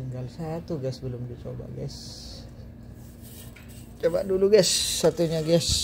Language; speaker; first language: Indonesian; native; Indonesian